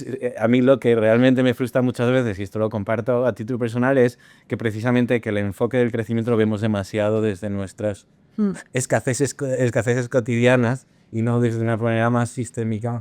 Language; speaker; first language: Spanish; native; Spanish